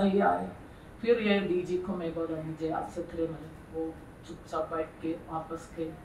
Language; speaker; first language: Hindi; non-native, local second language; Malayalam